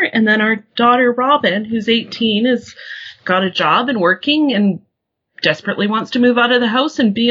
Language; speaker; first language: English; native; English